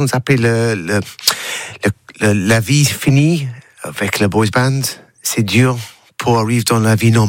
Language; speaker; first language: French; non-native, learner; English